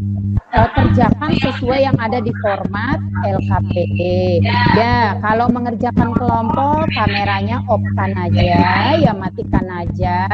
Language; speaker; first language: Indonesian; native; Indonesian